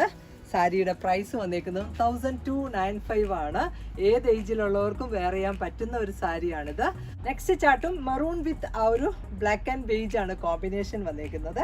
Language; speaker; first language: Malayalam; native; Malayalam